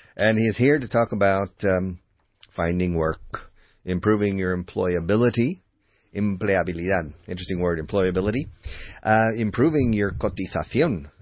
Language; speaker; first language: English; native; English